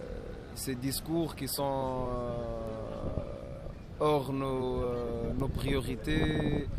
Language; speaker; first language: French; non-native, local second language; Arabic